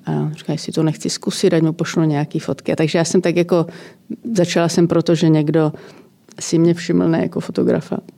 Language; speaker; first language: Czech; native; Czech